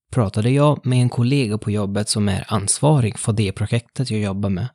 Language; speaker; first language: Swedish; non-native, fluent; Italian